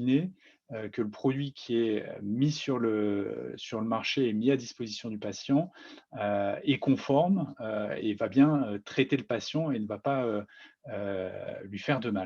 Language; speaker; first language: French; native; French